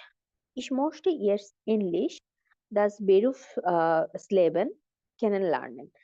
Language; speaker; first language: German; non-native, fluent; Bangla